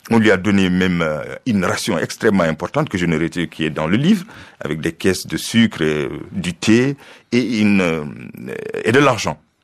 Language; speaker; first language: French; non-native, local second language; Fula